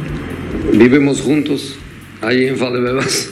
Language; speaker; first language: Spanish; non-native, fluent; Portuguese